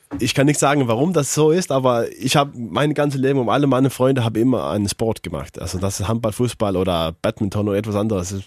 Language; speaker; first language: German; non-native, learner; Faroese